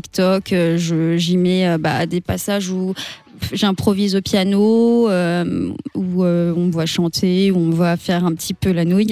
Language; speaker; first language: French; native; French